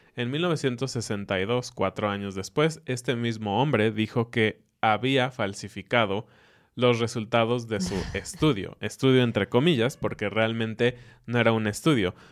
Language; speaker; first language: Spanish; native; Spanish